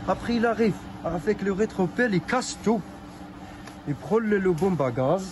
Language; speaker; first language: French; non-native, learner; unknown